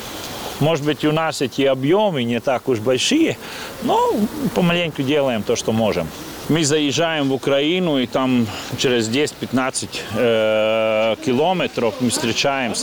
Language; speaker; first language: Russian; non-native, fluent; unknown